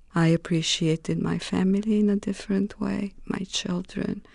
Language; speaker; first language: English; non-native, fluent; Romanian